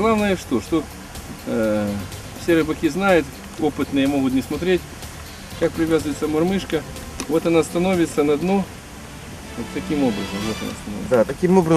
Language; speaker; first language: Russian; non-native, local second language; Ukrainian